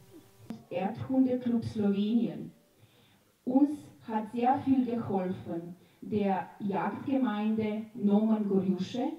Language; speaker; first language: German; non-native, learner; Slovenian